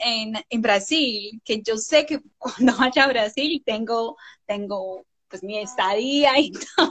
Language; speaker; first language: Spanish; non-native, fluent; English